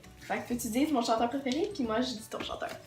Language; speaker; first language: French; native; French